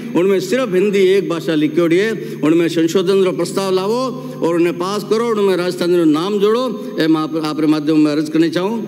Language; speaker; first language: Hindi; native; Hindi